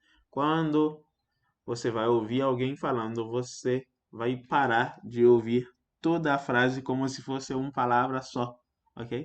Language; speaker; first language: Portuguese; non-native, fluent; French